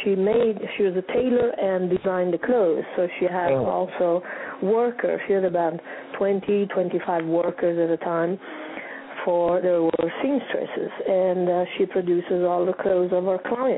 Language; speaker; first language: English; non-native, fluent; Italian